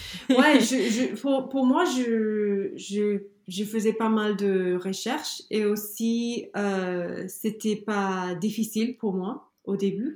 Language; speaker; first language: French; non-native, learner; English